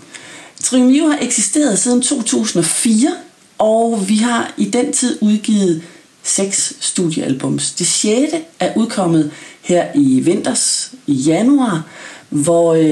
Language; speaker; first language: Danish; native; Danish